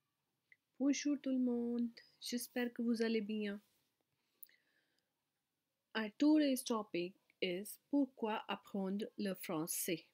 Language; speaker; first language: French; non-native, fluent; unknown